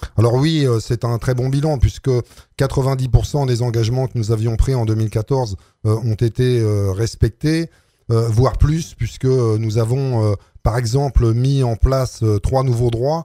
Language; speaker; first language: French; native; French